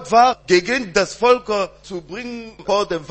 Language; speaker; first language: German; non-native, learner; French